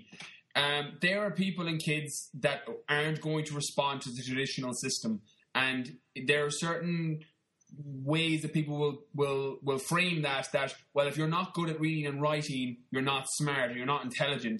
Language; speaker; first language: English; native; English